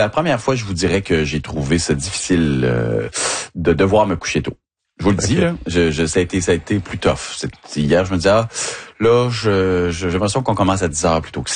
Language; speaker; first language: French; native; French